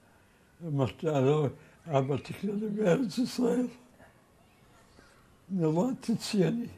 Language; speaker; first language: Hebrew; non-native, fluent; Yiddish